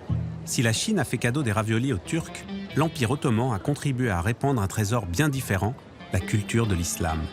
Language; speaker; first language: French; native; French